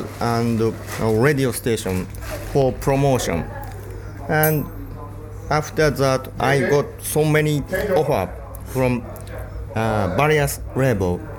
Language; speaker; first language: English; non-native, learner; Japanese